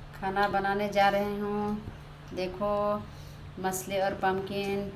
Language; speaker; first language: Hindi; non-native, local second language; Bangla